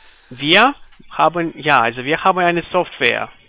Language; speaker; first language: German; non-native, fluent; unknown